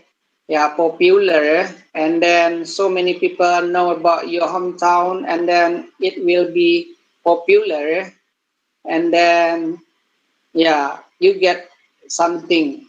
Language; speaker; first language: English; non-native, learner; Indonesian